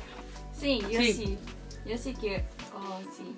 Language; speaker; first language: Spanish; non-native, fluent; Korean